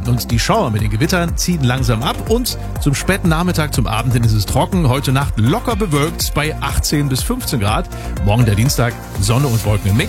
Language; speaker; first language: German; native; German